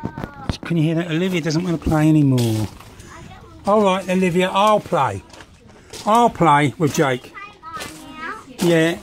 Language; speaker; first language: English; native; English